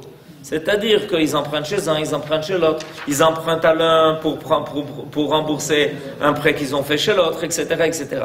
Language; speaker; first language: French; native; French